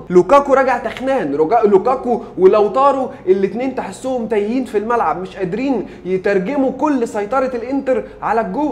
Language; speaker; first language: Arabic; native; Arabic